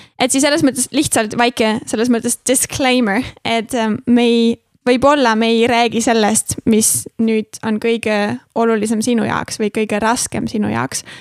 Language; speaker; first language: Estonian; non-native, fluent; German